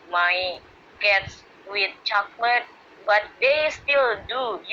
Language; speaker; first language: English; non-native, learner; Indonesian